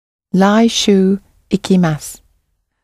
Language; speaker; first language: Japanese; non-native, learner; English